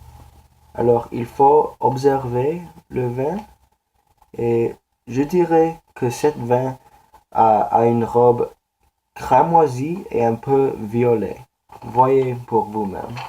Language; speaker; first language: French; non-native, learner; English